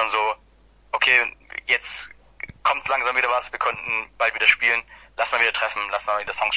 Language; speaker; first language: German; native; German